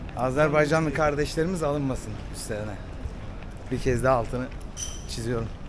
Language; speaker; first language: Turkish; early bilingual, heritage; Turkish